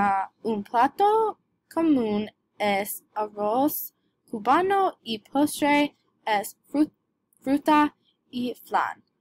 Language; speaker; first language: Spanish; non-native, learner; English